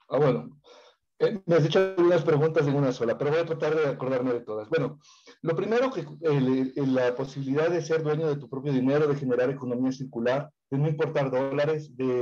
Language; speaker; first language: Spanish; native; Spanish